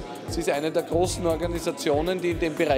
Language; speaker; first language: German; native; German